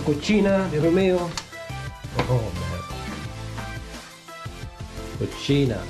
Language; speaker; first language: Italian; non-native, learner; Filipino